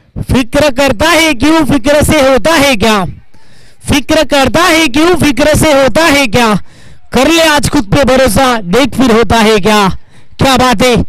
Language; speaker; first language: Hindi; non-native, local second language; Marathi